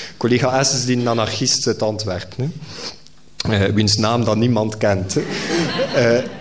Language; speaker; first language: Dutch; native; Dutch